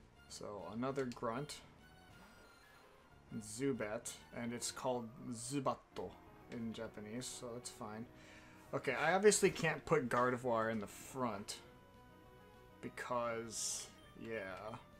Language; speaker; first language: English; native; English